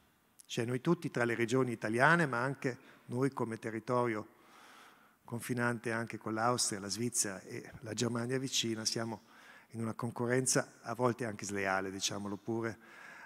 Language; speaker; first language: Italian; non-native, local second language; German